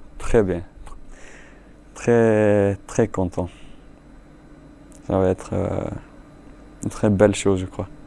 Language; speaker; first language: French; non-native, learner; Icelandic